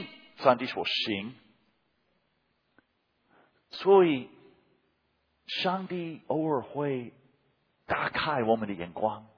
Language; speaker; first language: Chinese; non-native, fluent; English